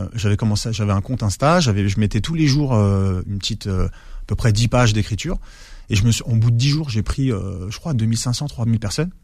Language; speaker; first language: French; native; French